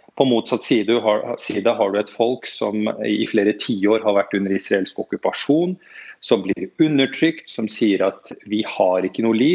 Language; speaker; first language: Norwegian; native; Norwegian